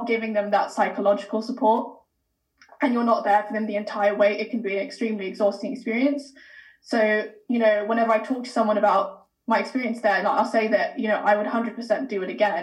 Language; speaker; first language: English; native; English